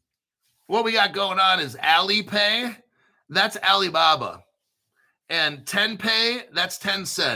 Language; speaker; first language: English; native; English